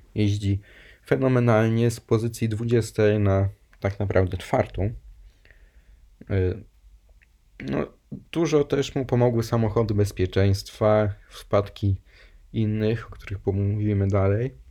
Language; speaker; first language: Polish; native; Polish